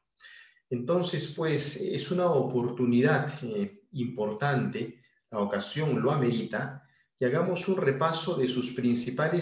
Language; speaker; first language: Spanish; native; Spanish